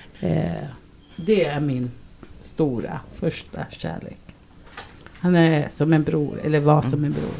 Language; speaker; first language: Swedish; early bilingual, other home language; Spanish